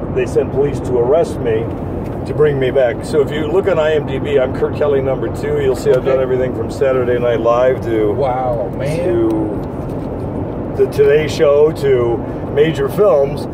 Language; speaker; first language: English; native; English